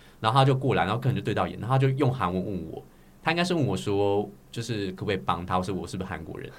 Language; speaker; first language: Chinese; native; Chinese